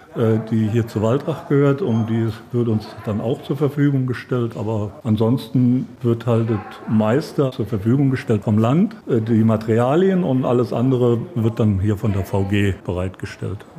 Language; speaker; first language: German; native; German